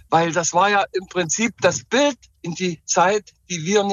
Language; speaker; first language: German; native; German